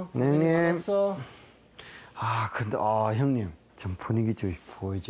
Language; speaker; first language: Korean; non-native, fluent; Hindi